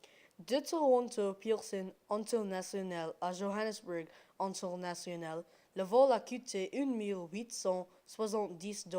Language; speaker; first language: French; non-native, learner; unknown